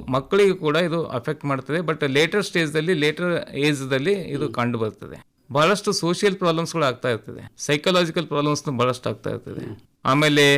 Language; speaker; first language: Kannada; native; Kannada